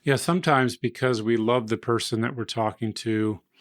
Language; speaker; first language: English; native; English